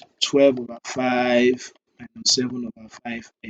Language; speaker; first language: English; non-native, local second language; Yoruba